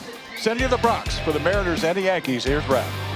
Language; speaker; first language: English; native; English